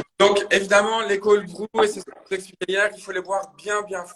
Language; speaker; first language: French; native; French